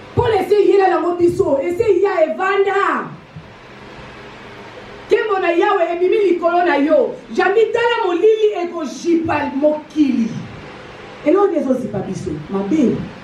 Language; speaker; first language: Lingala; native; Lingala